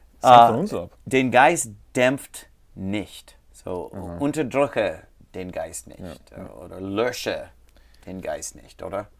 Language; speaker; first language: German; non-native, learner; English